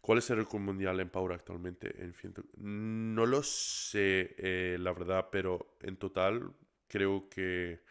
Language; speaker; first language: Spanish; early bilingual, other home language; English